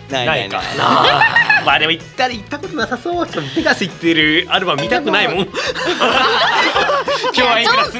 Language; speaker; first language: Japanese; native; Japanese